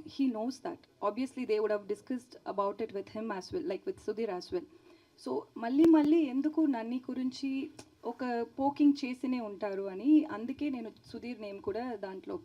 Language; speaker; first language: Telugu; non-native, learner; Tamil